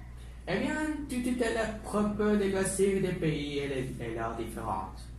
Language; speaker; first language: French; non-native, learner; Spanish